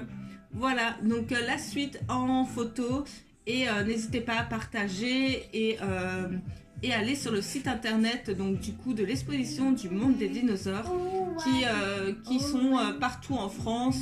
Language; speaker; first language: French; native; French